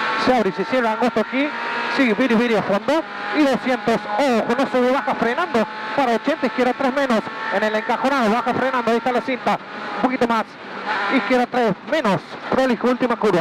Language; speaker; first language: Spanish; native; Spanish